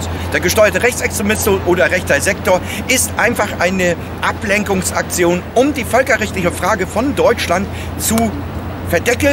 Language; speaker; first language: German; native; German